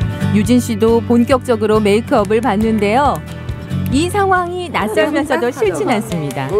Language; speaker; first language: Korean; native; Korean